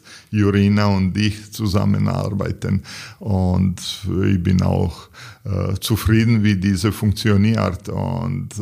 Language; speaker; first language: German; non-native, learner; Serbian